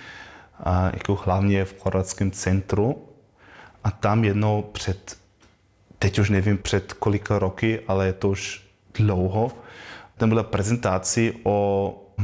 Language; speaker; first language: Czech; non-native, fluent; German